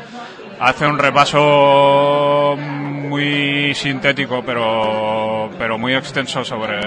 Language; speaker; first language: Spanish; native; Spanish